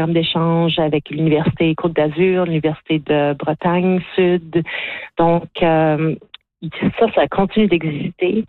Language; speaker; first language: French; native; French